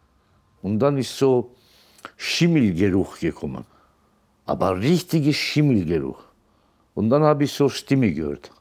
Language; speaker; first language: German; non-native, local second language; Turkish